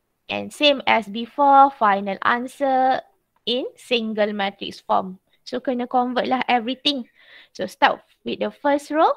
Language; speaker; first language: English; non-native, local second language; Malay